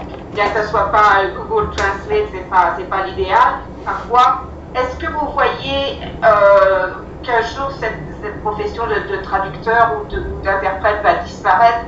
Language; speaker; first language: French; native; French